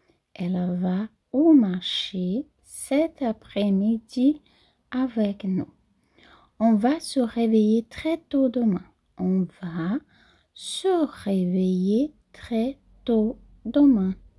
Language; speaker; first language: French; non-native, fluent; Portuguese